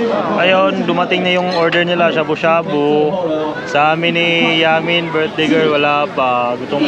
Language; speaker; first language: Filipino; native; Filipino